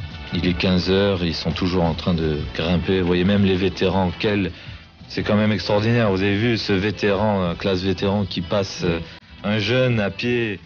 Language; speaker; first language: French; native; French